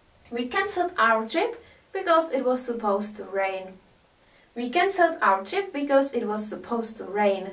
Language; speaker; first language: English; non-native, fluent; Czech